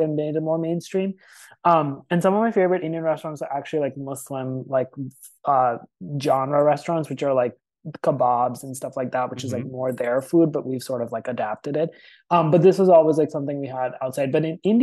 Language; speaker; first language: English; non-native, local second language; Hindi